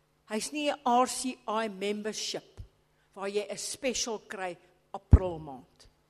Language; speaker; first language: Afrikaans; native; Afrikaans